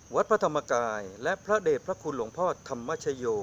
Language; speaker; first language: Thai; native; Thai